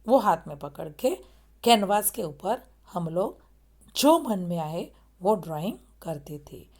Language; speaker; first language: Hindi; non-native, local second language; Marathi